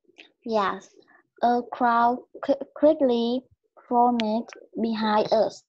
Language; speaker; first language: English; non-native, learner; Vietnamese